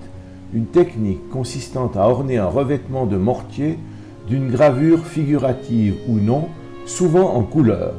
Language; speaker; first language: French; native; French